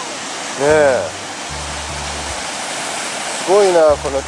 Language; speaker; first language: Japanese; native; Japanese